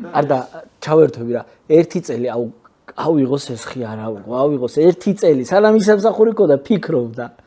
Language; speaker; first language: Georgian; native; Georgian